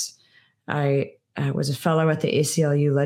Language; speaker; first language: English; native; English